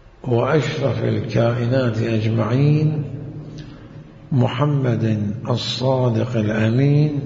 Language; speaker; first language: Arabic; native; Arabic